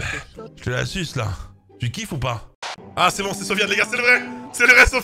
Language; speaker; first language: French; native; French